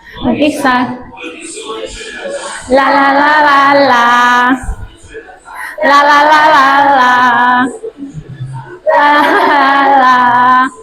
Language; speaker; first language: German; non-native, learner; Indonesian